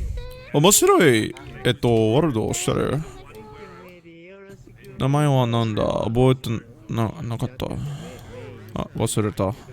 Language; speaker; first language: Japanese; non-native, learner; English